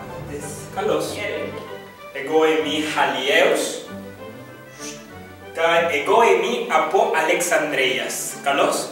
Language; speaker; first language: Greek; non-native, fluent; Spanish